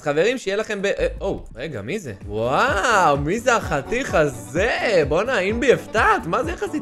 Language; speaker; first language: Hebrew; native; Hebrew